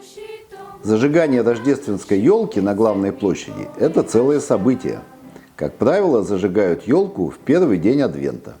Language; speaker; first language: Russian; native; Russian